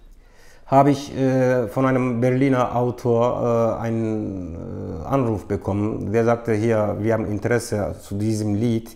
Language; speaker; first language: German; non-native, fluent; Turkish